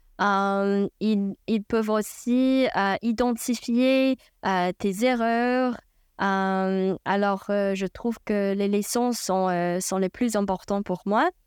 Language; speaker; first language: French; non-native, fluent; Chinese